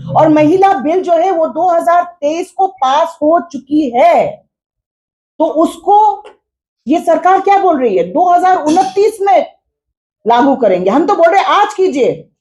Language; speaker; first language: Hindi; non-native, local second language; Khasi